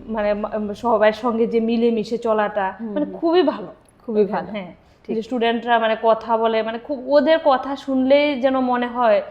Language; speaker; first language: Bangla; native; Bangla